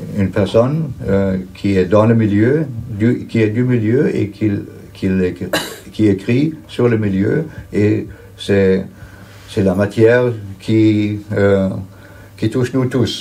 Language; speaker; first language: French; non-native, fluent; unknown